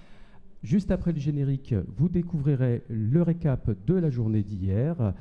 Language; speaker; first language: French; native; French